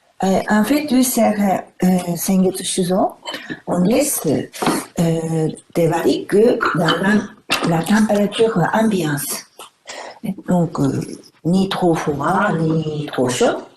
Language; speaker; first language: French; non-native, fluent; Japanese